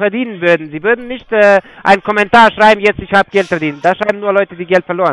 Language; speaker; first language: German; non-native, fluent; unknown